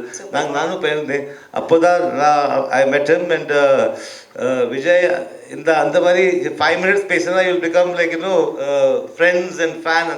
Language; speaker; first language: Tamil; early bilingual, heritage; Tamil